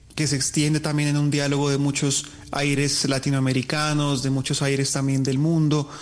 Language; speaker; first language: Spanish; native; Spanish